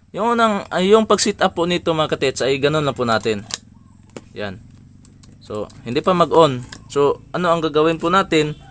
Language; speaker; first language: Filipino; non-native, local second language; Cebuano